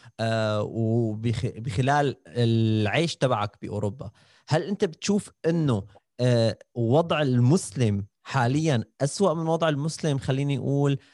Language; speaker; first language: Arabic; native; Arabic